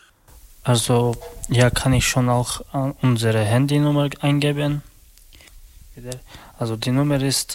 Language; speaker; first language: German; non-native, learner; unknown